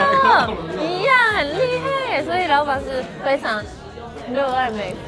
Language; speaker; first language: Chinese; non-native, fluent; Japanese